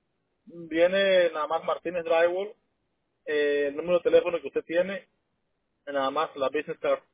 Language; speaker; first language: Spanish; native; Spanish